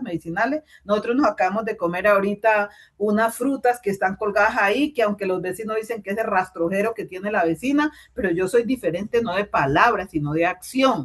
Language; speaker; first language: Spanish; native; Spanish